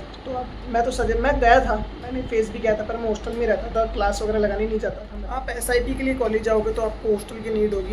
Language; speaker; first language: Hindi; native; Hindi